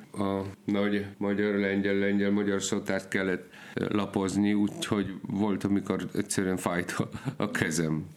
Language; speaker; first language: Hungarian; non-native, fluent; Polish